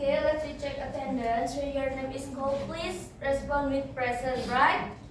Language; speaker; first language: English; non-native, learner; Indonesian